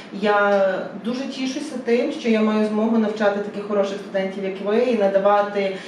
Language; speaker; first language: Ukrainian; native; Ukrainian